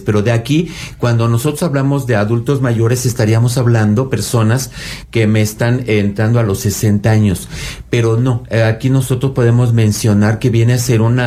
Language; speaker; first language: Spanish; native; Spanish